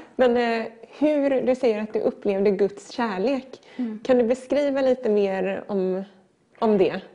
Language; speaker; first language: Swedish; native; Swedish